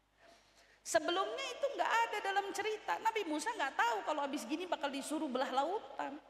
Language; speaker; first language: Indonesian; native; Indonesian